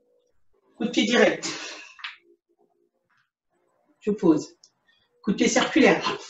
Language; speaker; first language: French; native; French